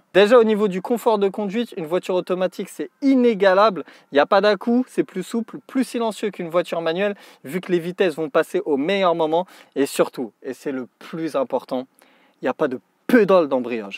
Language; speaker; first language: French; native; French